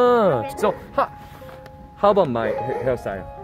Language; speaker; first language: English; non-native, learner; Korean